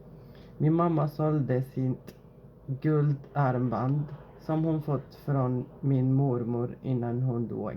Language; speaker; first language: Swedish; non-native, fluent; Arabic